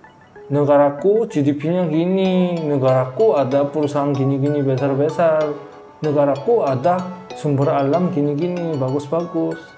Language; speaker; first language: Indonesian; non-native, fluent; Korean